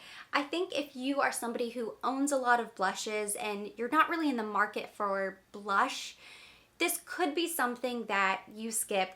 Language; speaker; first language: English; native; English